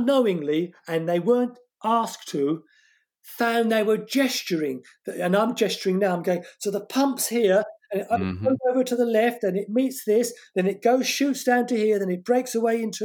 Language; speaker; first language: English; non-native, fluent; French